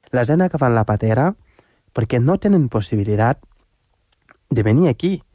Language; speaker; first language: Catalan; non-native, fluent; Wolof